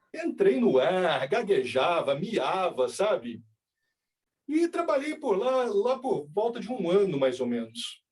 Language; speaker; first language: Portuguese; native; Portuguese